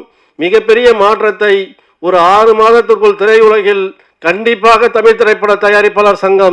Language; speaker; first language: Tamil; native; Tamil